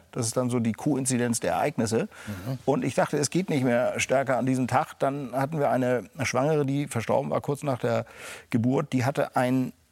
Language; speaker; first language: German; native; German